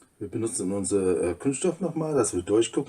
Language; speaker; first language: German; non-native, fluent; English